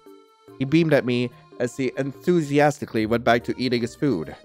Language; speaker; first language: English; native; English